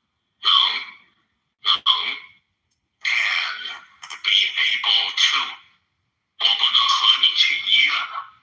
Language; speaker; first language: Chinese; non-native, learner; English